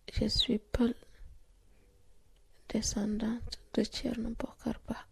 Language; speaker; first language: French; non-native, local second language; Fula